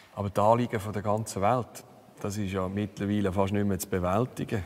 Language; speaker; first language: German; native; German